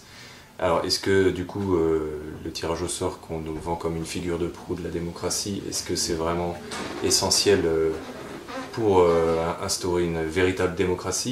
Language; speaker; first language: French; native; French